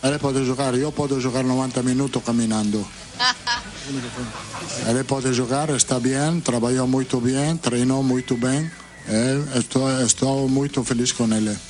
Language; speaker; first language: Portuguese; non-native, fluent; Italian